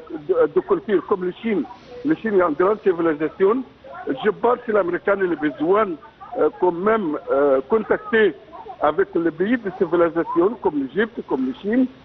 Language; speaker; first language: French; non-native, fluent; Arabic